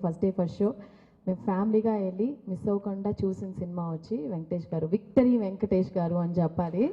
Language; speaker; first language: Telugu; early bilingual, heritage; Telugu